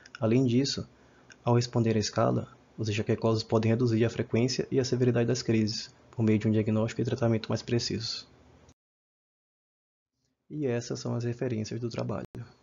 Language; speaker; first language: Portuguese; native; Portuguese